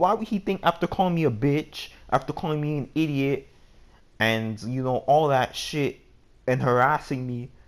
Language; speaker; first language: English; native; English